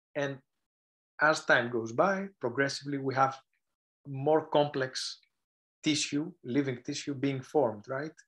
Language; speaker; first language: English; non-native, fluent; Greek